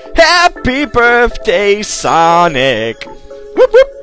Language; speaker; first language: English; native; English